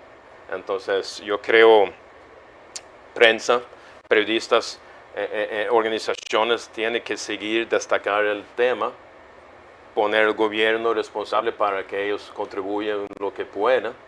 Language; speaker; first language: Spanish; non-native, fluent; Swedish